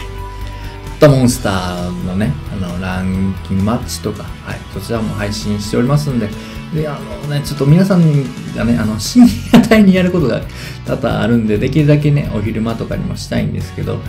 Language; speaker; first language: Japanese; native; Japanese